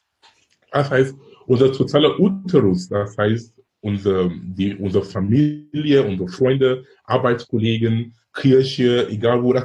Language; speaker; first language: German; non-native, fluent; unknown